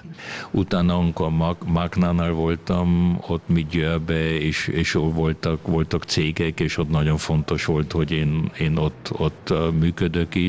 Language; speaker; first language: Hungarian; early bilingual, heritage; Hungarian